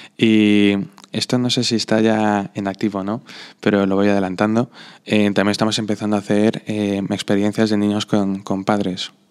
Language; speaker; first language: Spanish; non-native, fluent; Slovak